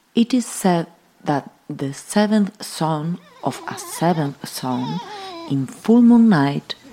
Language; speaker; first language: English; non-native, fluent; Spanish